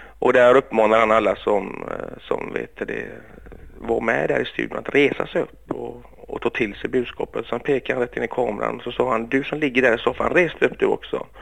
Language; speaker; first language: Swedish; early bilingual, other home language; Greek